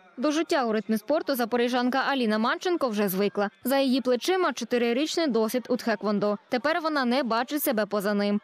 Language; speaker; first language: Ukrainian; native; Ukrainian